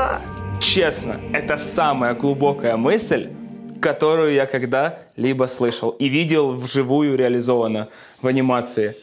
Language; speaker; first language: Russian; native; Russian